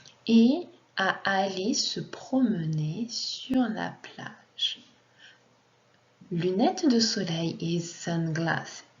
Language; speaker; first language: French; non-native, fluent; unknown